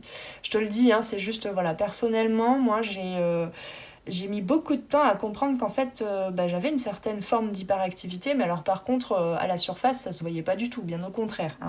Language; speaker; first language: French; native; French